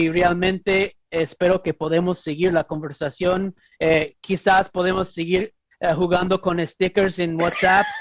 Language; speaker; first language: Spanish; non-native, fluent; English